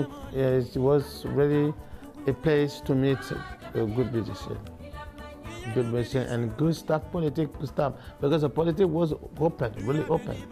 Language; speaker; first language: English; non-native, learner; Bambara